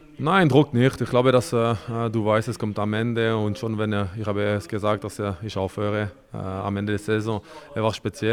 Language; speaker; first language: German; non-native, local second language; French